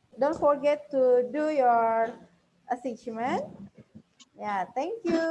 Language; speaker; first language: English; non-native, fluent; Indonesian